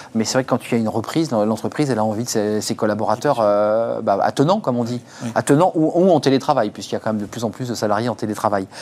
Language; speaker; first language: French; native; French